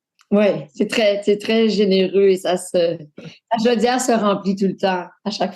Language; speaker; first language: French; native; French